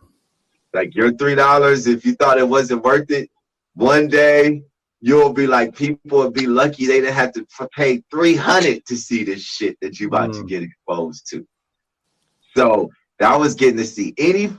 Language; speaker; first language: English; native; English